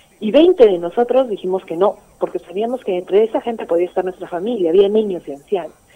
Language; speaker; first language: Spanish; native; Spanish